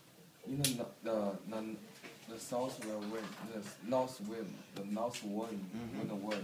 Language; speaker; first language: English; non-native, learner; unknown